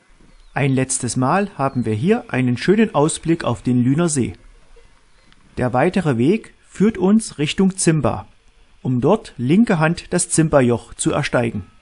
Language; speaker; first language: German; native; German